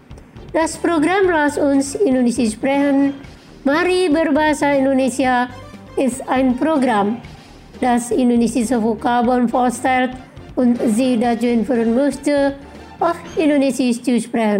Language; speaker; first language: German; non-native, fluent; Indonesian